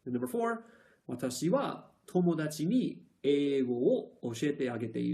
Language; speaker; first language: Japanese; non-native, fluent; English